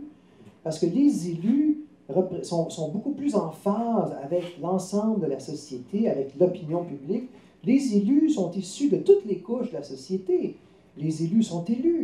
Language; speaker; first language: French; native; French